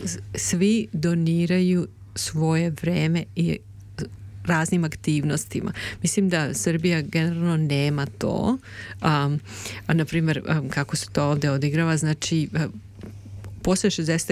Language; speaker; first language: Serbian; native; Serbian